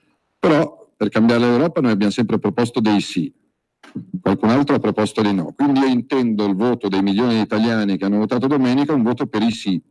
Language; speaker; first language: Italian; native; Italian